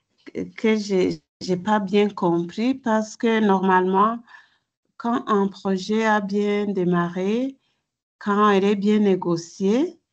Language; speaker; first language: French; non-native, local second language; Rundi